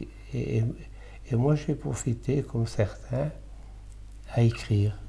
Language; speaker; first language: French; early bilingual, other home language; Italian